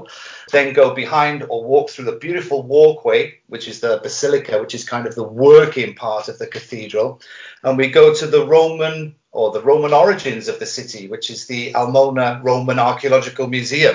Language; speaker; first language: English; native; English